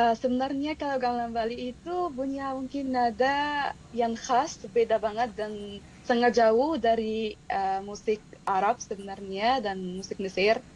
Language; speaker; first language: Indonesian; non-native, fluent; Arabic